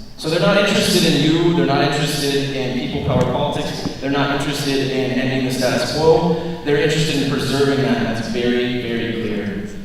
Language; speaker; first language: English; native; English